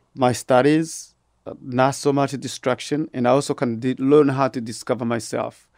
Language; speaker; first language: English; non-native, fluent; Rundi